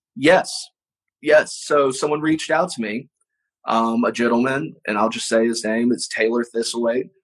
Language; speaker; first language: English; native; English